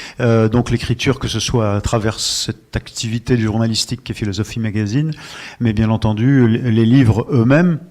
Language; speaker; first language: French; native; French